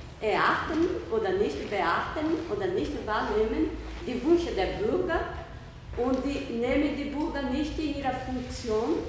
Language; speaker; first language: German; non-native, learner; Portuguese